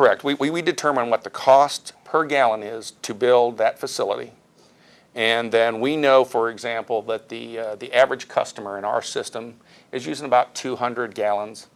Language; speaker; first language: English; native; English